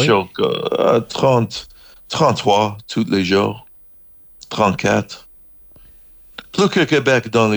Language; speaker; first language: French; non-native, learner; English